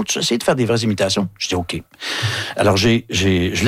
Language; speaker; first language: French; native; French